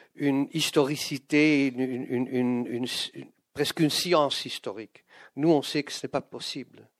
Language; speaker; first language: French; non-native, fluent; Dutch